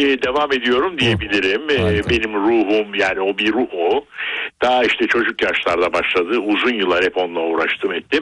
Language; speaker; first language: Turkish; native; Turkish